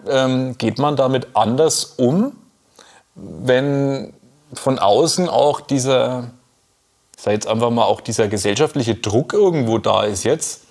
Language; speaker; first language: German; native; German